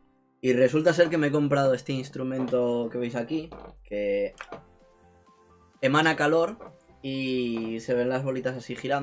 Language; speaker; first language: Spanish; native; Spanish